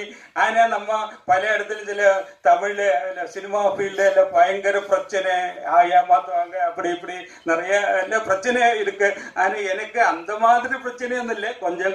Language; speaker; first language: Tamil; non-native, local second language; Malayalam